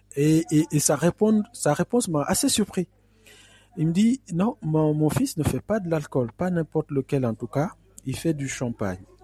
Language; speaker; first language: French; non-native, local second language; Fula